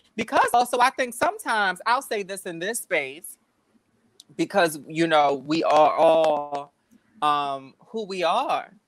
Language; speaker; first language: English; native; English